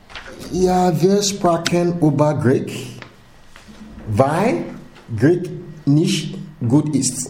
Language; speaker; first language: German; non-native, learner; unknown